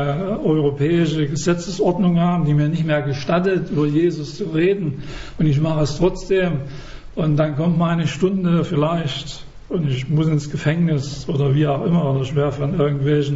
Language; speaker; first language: German; native; German